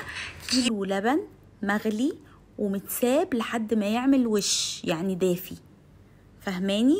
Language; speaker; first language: Arabic; native; Arabic